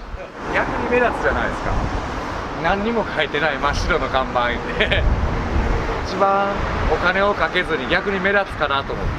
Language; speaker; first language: Japanese; native; Japanese